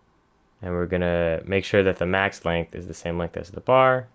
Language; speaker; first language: English; native; English